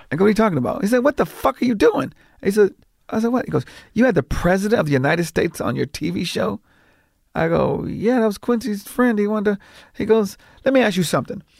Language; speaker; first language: English; native; English